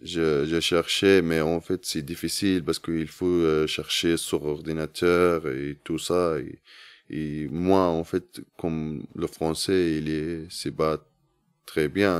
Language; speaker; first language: French; non-native, learner; Arabic